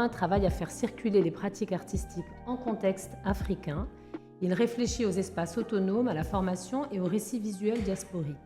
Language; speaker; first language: French; non-native, local second language; Arabic